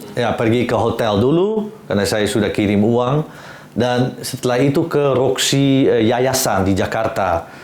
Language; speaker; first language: Indonesian; non-native, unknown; Dutch